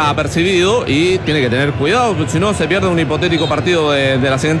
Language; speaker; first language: Spanish; native; Spanish